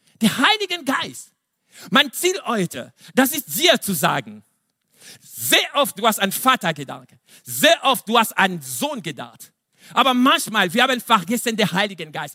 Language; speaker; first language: German; non-native, fluent; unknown